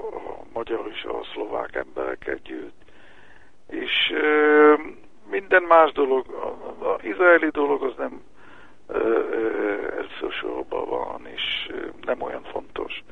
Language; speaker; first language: Hungarian; early bilingual, heritage; Hebrew